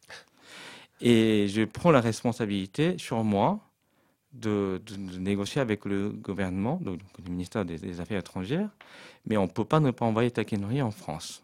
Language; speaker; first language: French; non-native, fluent; Japanese